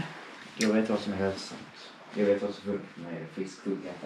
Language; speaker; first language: Swedish; native; Swedish